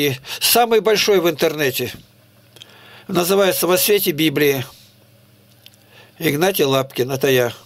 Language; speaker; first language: Russian; native; Russian